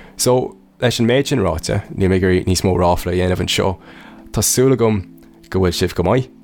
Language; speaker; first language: Irish; non-native, local second language; English